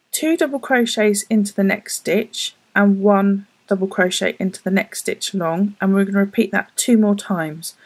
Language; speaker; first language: English; native; English